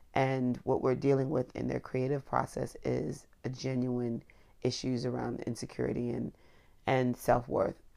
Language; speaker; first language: English; native; English